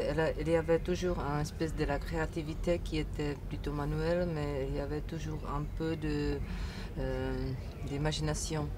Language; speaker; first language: French; non-native, fluent; Czech